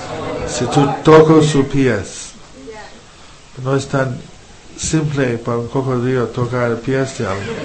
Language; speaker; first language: Spanish; non-native, fluent; English